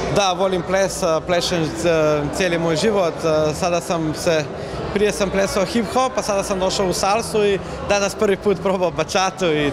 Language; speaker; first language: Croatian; non-native, learner; Slovenian